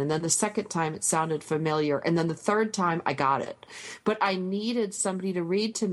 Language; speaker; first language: English; native; English